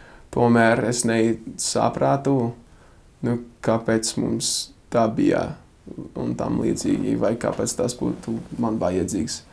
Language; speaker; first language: Latvian; non-native, fluent; English